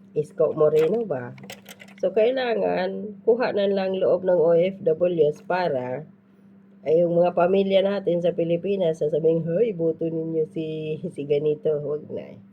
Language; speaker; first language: Filipino; native; Filipino